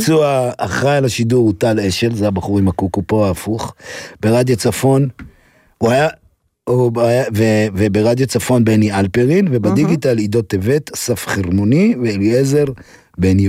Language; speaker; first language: Hebrew; native; Hebrew